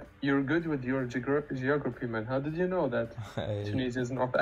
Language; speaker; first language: English; non-native, fluent; Arabic